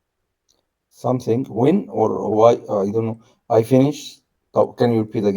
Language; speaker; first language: English; non-native, learner; Arabic